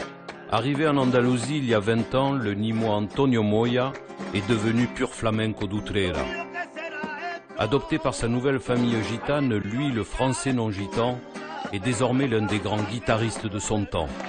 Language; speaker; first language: French; native; French